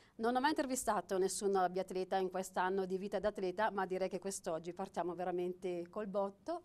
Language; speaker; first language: Italian; native; Italian